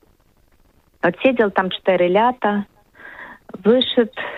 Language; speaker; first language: Polish; non-native, learner; Russian